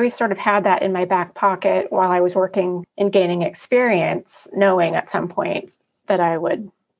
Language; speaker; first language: English; native; English